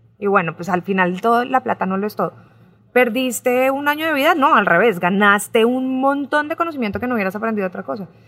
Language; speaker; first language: Spanish; native; Spanish